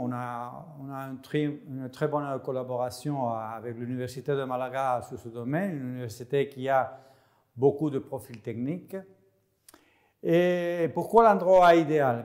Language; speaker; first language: French; non-native, fluent; Spanish